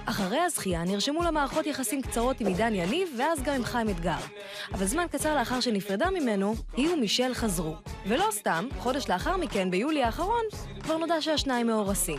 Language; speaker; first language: Hebrew; native; Hebrew